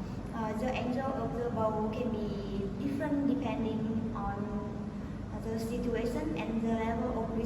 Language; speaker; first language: English; non-native, learner; Vietnamese